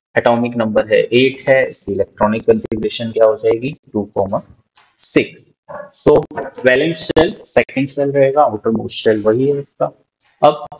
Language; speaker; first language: Hindi; native; Hindi